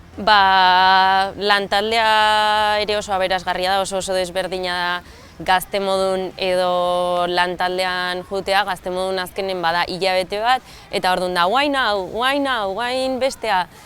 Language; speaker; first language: Basque; native; Basque